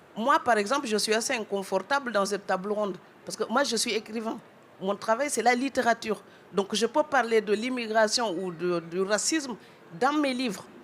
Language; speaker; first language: French; non-native, local second language; Wolof